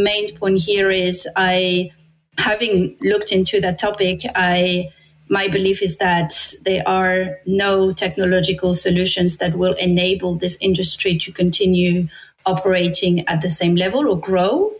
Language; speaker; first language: English; non-native, fluent; French